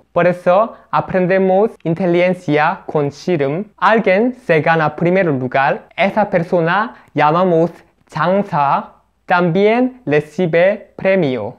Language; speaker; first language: Spanish; non-native, learner; Korean